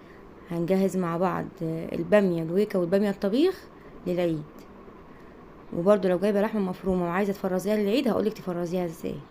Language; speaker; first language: Arabic; native; Arabic